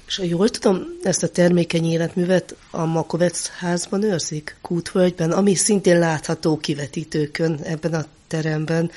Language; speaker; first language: Hungarian; native; Hungarian